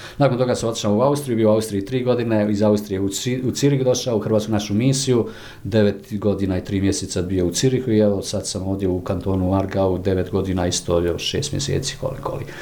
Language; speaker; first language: Croatian; native; Croatian